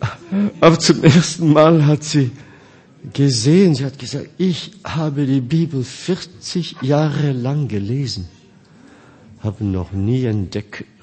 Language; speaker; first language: German; non-native, fluent; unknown